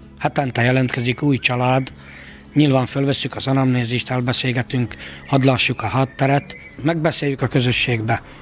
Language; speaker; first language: Hungarian; native; Hungarian